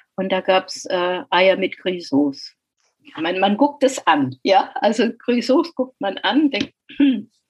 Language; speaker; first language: German; non-native, fluent; English